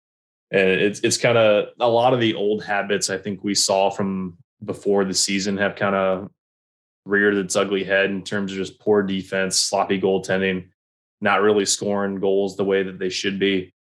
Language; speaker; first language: English; native; English